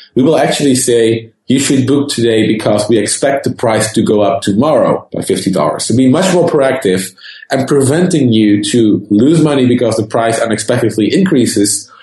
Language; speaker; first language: English; non-native, fluent; Dutch